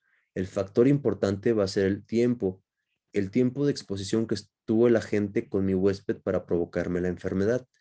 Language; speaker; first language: Spanish; native; Spanish